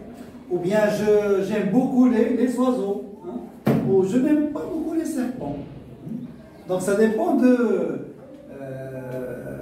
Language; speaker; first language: French; non-native, local second language; Arabic